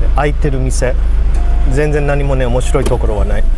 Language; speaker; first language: Japanese; non-native, fluent; English